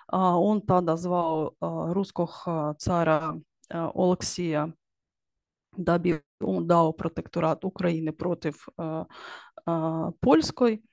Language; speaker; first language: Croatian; non-native, learner; Ukrainian